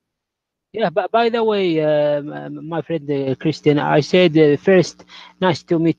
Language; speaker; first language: English; non-native, learner; Arabic